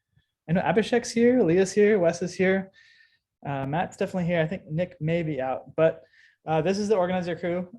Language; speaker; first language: English; native; English